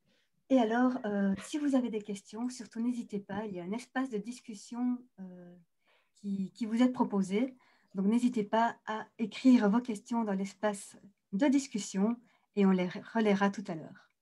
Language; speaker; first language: French; native; French